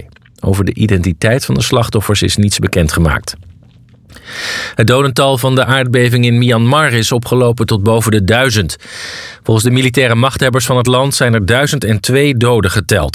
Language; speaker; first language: Dutch; native; Dutch